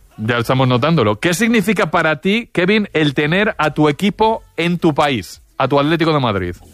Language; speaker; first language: Spanish; native; Spanish